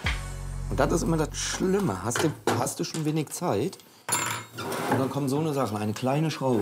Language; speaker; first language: German; native; German